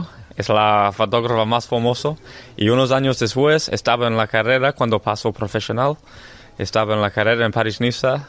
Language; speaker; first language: Spanish; non-native, learner; English